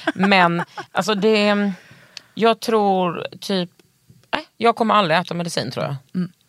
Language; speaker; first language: Swedish; native; Swedish